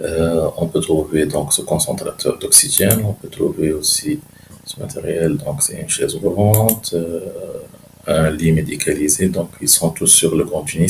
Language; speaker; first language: French; non-native, local second language; Arabic